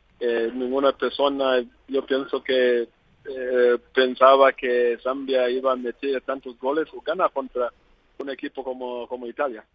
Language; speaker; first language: Spanish; non-native, learner; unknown